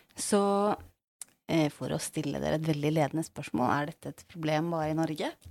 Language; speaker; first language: Norwegian; native; Norwegian